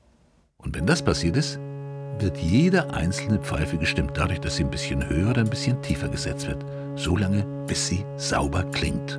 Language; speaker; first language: German; native; German